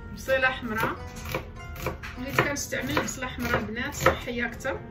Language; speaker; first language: Arabic; native; Arabic